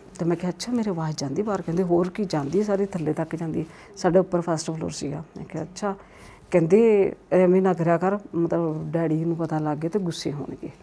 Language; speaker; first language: Punjabi; native; Punjabi